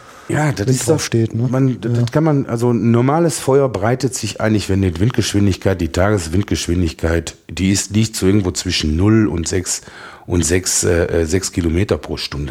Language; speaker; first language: German; native; German